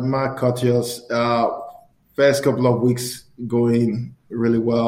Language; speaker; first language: English; non-native, local second language; Akan